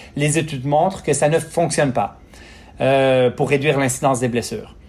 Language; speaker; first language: French; native; French